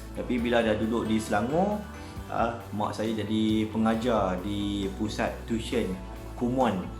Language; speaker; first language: Malay; native; Malay